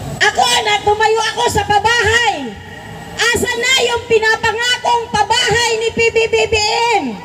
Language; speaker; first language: Filipino; non-native, local second language; Waray